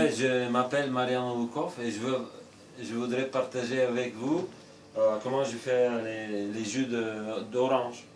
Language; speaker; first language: French; non-native, fluent; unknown